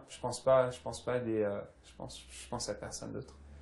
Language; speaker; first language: French; early bilingual, other home language; English